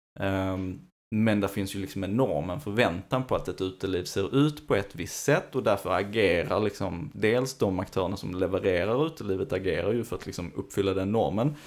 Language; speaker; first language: Swedish; native; Swedish